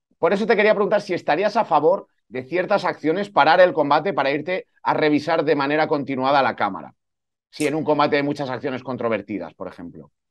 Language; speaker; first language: Spanish; native; Spanish